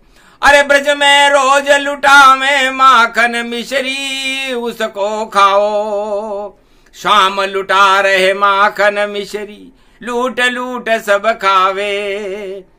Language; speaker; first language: Hindi; native; Hindi